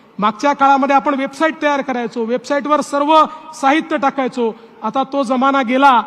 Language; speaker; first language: Marathi; native; Marathi